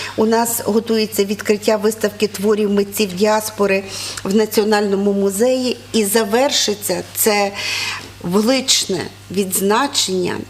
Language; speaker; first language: Ukrainian; native; Ukrainian